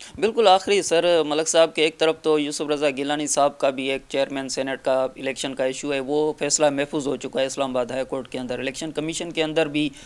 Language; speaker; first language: Urdu; non-native, local second language; Sindhi